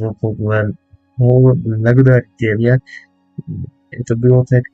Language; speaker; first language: Russian; non-native, learner; English